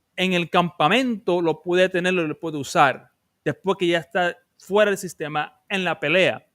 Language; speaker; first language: Spanish; early bilingual, other home language; English